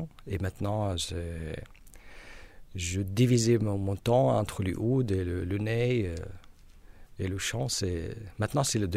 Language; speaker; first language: French; non-native, learner; Arabic